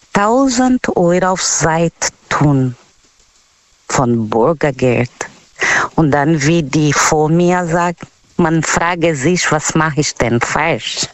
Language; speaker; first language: German; non-native, learner; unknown